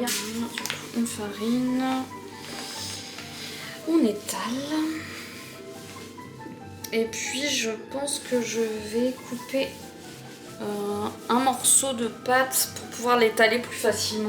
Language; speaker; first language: French; native; French